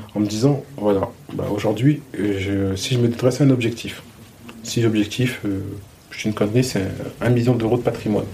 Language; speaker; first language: French; native; French